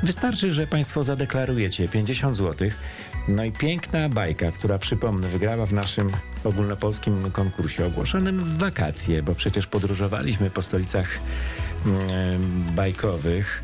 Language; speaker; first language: Polish; native; Polish